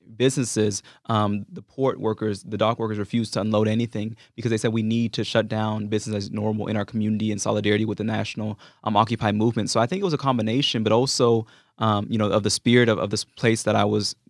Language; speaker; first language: English; native; English